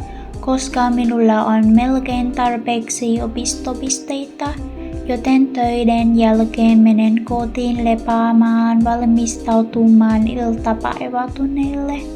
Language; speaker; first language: Finnish; non-native, learner; Vietnamese